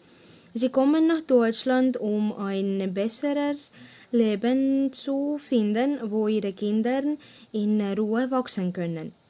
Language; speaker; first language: German; non-native, learner; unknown